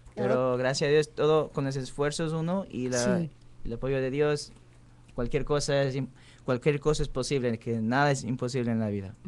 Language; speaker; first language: Spanish; early bilingual, heritage; Spanish